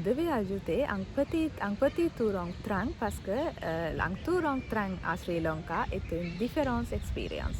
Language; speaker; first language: French; non-native, learner; Sinhala